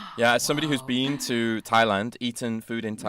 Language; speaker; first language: English; native; English